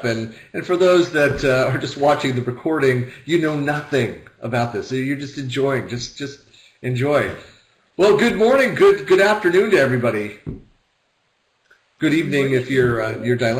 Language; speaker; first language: English; native; English